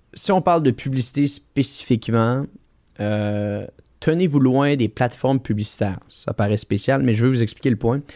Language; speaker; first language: French; native; French